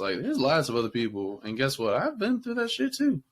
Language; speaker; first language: English; native; English